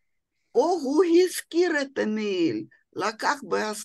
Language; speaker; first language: Hebrew; non-native, fluent; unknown